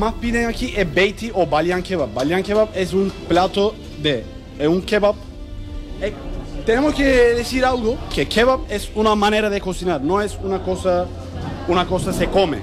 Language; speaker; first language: Spanish; non-native, learner; Turkish